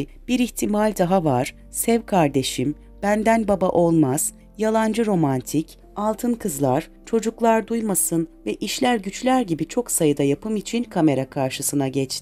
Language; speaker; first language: Turkish; native; Turkish